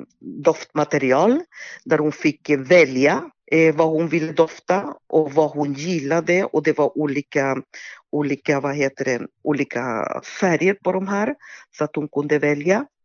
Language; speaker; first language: Swedish; non-native, fluent; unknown